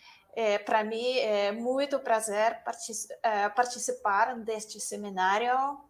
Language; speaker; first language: Portuguese; non-native, learner; Russian